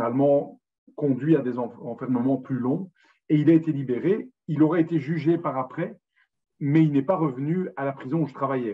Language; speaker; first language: French; native; French